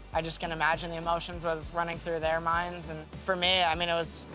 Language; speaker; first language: English; native; English